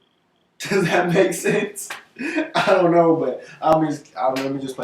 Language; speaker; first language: English; native; English